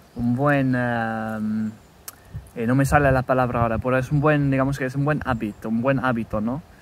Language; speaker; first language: Spanish; non-native, fluent; English